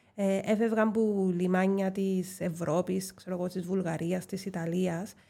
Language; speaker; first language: Greek; native; Greek